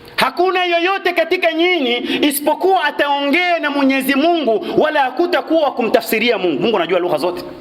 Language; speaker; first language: Swahili; native; Swahili